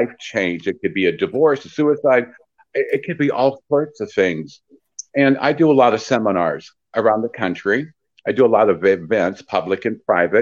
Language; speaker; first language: English; native; English